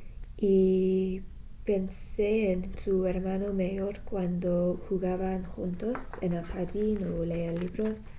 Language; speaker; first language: Spanish; non-native, learner; English